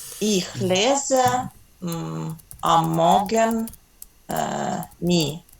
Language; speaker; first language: German; non-native, learner; Ukrainian